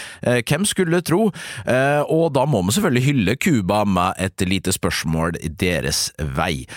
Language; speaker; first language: Norwegian; native; Norwegian